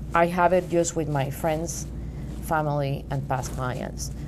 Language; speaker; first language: English; non-native, fluent; Spanish